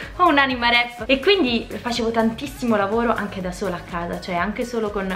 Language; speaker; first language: Italian; native; Italian